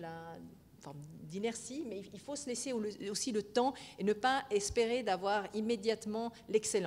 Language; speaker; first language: French; native; French